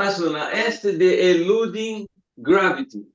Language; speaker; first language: Spanish; non-native, fluent; Portuguese